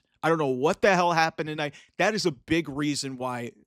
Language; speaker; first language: English; native; English